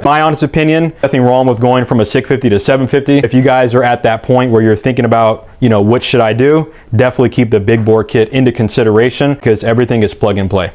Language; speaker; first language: English; native; English